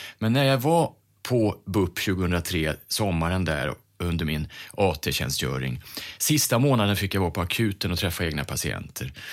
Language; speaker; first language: Swedish; native; Swedish